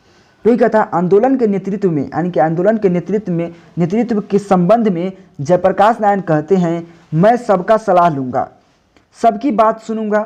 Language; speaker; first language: Hindi; native; Hindi